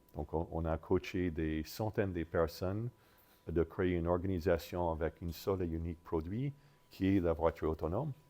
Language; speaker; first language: French; non-native, fluent; English